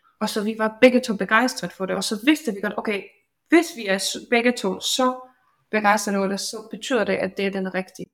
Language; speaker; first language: Danish; non-native, fluent; Polish